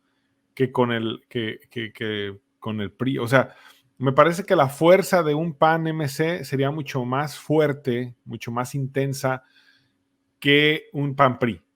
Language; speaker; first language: Spanish; native; Spanish